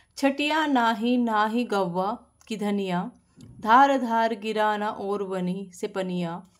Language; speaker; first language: Hindi; native; Hindi